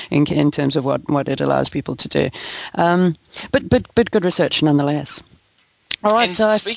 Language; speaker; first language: English; native; English